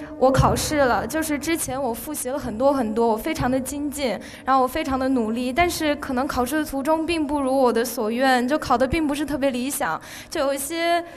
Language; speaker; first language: Chinese; native; Chinese